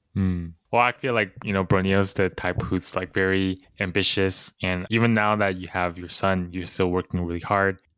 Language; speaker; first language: English; early bilingual, other home language; Chinese